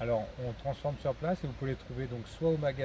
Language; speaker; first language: French; native; French